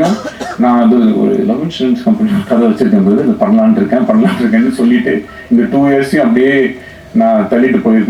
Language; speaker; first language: Tamil; native; Tamil